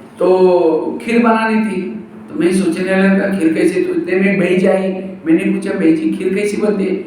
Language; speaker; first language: Hindi; non-native, local second language; Marathi